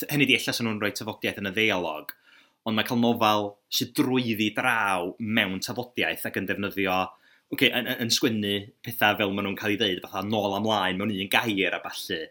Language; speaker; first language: Welsh; native; Welsh